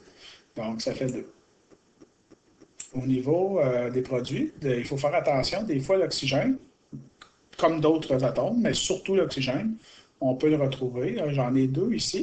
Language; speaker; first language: French; native; French